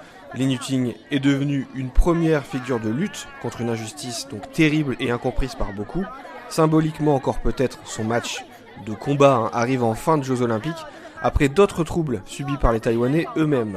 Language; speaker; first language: French; native; French